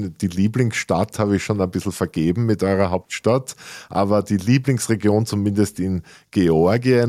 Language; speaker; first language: German; native; German